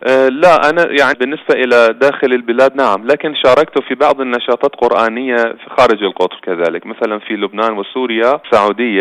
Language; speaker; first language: Arabic; non-native, fluent; Persian